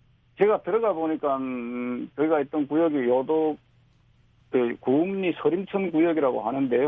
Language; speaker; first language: Korean; native; Korean